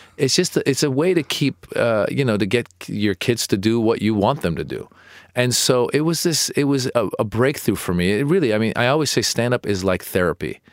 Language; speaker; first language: English; early bilingual, other home language; Persian